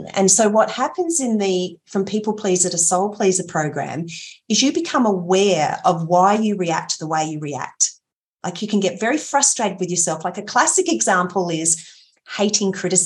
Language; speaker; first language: English; native; English